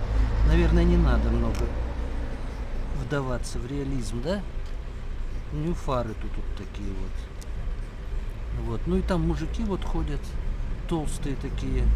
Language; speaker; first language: Russian; native; Russian